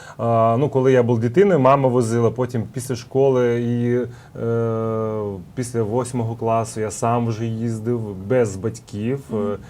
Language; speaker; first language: Ukrainian; early bilingual, heritage; Russian